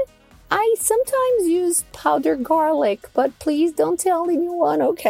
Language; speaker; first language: English; non-native, fluent; Portuguese